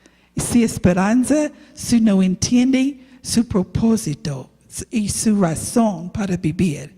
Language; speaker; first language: Spanish; non-native, learner; English